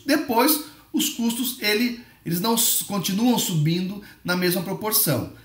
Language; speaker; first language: Portuguese; native; Portuguese